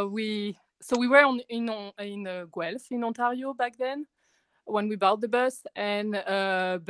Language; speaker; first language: English; non-native, fluent; French